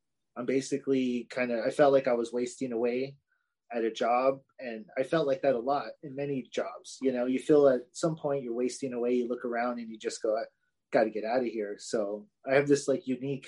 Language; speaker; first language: English; native; English